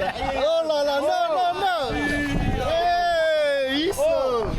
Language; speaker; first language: Portuguese; non-native, learner; French